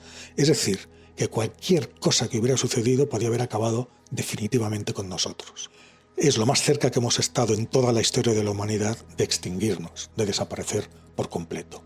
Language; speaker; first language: Spanish; native; Spanish